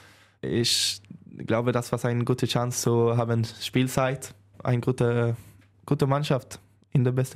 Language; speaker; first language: German; non-native, learner; Swedish